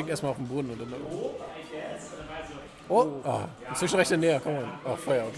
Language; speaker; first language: German; native; German